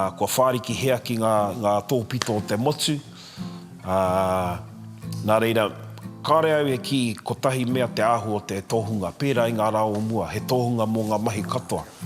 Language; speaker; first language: Māori; non-native, local second language; English